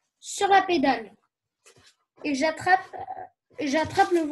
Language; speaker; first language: French; native; French